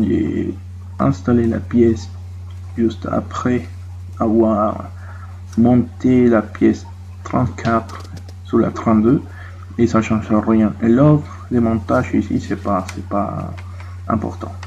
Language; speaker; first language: French; non-native, fluent; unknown